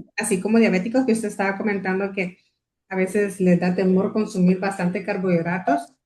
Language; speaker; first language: Spanish; native; Spanish